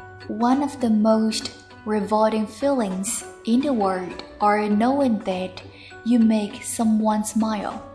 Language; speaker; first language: English; non-native, fluent; Chinese